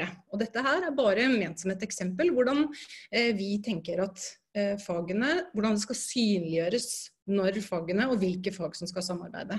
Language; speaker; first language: Norwegian; native; Norwegian